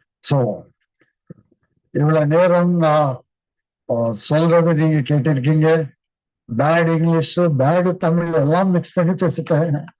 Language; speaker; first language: Tamil; non-native, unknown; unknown